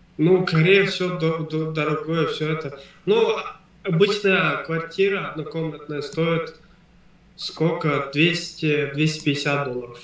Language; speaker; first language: Russian; non-native, local second language; Tajik